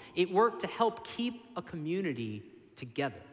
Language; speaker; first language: English; native; English